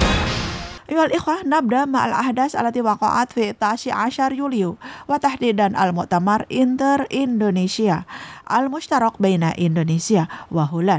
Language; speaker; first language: Arabic; non-native, fluent; Indonesian